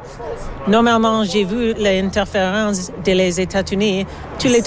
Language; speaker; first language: French; non-native, local second language; English